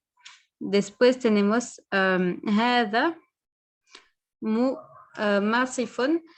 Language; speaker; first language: Spanish; non-native, fluent; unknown